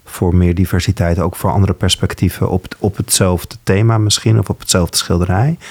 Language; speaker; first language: Dutch; native; Dutch